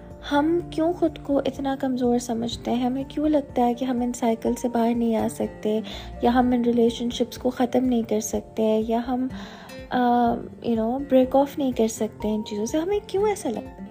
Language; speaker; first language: Hindi; native; Hindi